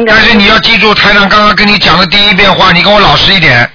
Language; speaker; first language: Chinese; native; Chinese